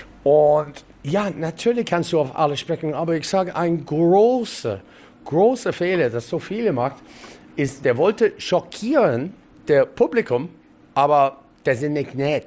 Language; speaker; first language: German; non-native, fluent; English